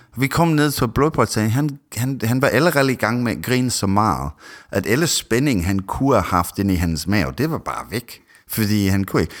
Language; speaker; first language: Danish; non-native, fluent; English